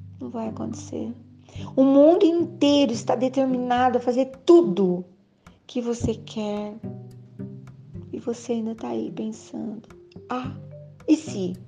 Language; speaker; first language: Portuguese; native; Portuguese